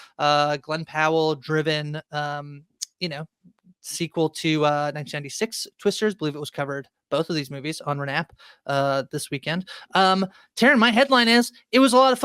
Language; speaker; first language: English; native; English